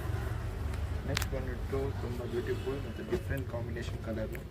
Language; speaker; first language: Kannada; non-native, local second language; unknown